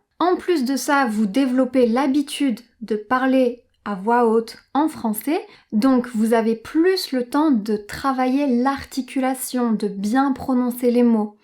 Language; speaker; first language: French; native; French